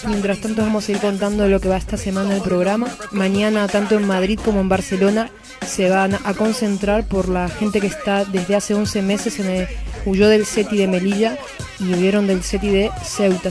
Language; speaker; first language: Spanish; native; Spanish